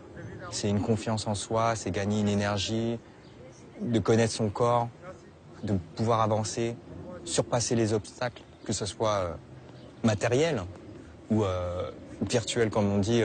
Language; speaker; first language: French; native; French